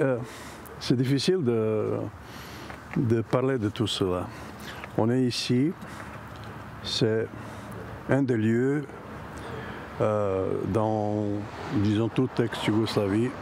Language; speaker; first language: French; non-native, fluent; Bosnian